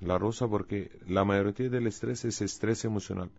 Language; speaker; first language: Spanish; non-native, learner; Arabic